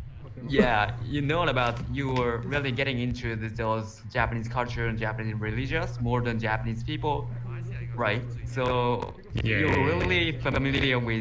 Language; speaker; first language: English; non-native, learner; Japanese